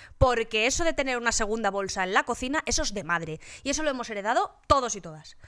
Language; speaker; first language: Spanish; native; Spanish